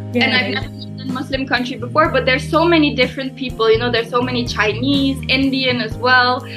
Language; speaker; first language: English; early bilingual, heritage; Turkish